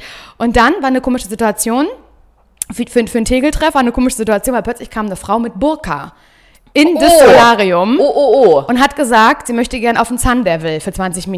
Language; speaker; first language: German; native; German